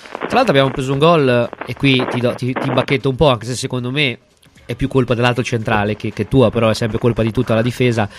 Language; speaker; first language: Italian; native; Italian